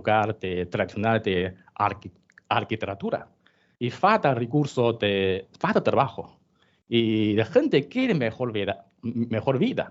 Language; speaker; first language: Spanish; non-native, learner; Chinese